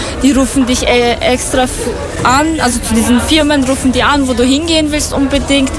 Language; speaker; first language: German; non-native, fluent; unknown